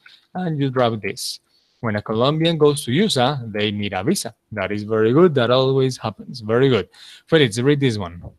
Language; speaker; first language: English; non-native, fluent; Spanish